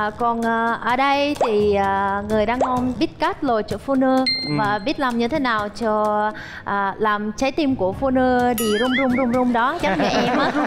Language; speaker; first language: Vietnamese; early bilingual, other home language; Russian